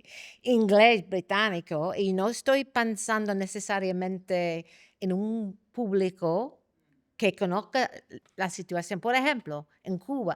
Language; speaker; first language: Spanish; non-native, fluent; English